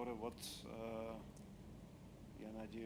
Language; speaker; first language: Russian; non-native, fluent; German